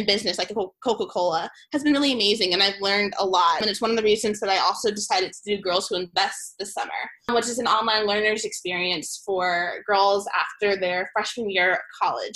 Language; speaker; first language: English; native; English